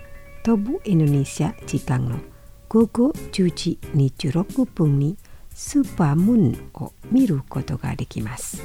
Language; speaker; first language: Japanese; non-native, fluent; Indonesian